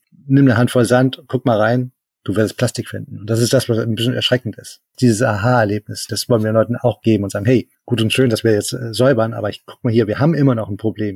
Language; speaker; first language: German; native; German